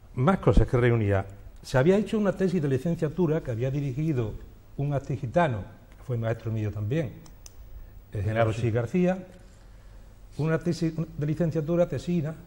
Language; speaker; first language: Spanish; native; Spanish